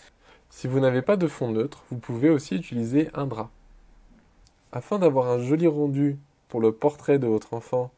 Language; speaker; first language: French; native; French